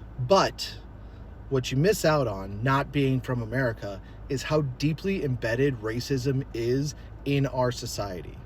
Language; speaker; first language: English; native; English